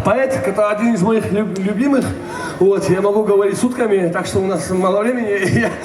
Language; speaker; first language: Russian; non-native, fluent; Georgian